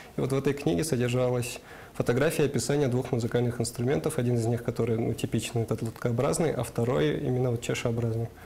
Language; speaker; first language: Russian; non-native, local second language; Karachay-Balkar